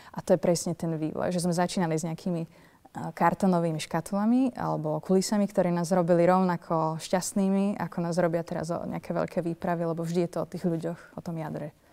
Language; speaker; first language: Slovak; native; Slovak